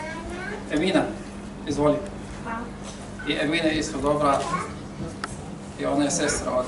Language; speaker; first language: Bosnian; non-native, fluent; Arabic